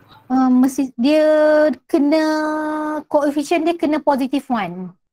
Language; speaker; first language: English; non-native, local second language; Malay